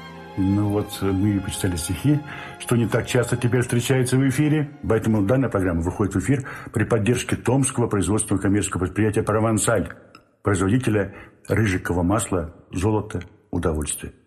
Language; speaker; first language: Russian; native; Russian